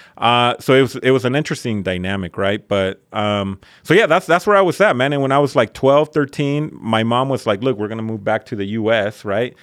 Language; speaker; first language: English; early bilingual, other home language; Spanish